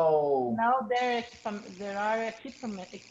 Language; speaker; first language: English; non-native, learner; Portuguese